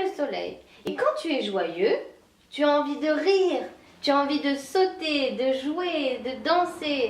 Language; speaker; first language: French; native; French